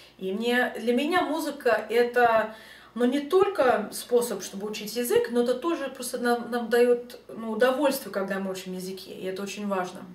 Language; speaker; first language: Russian; early bilingual, heritage; Russian